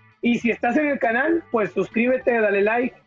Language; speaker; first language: Spanish; native; Spanish